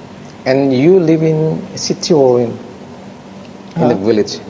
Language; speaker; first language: English; non-native, fluent; Indonesian